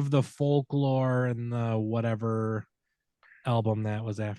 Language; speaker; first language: English; native; English